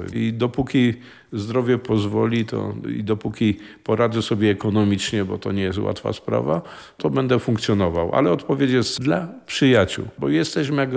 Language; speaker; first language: Polish; native; Polish